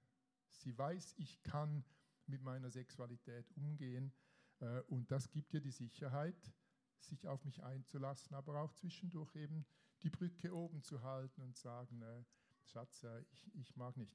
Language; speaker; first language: German; native; German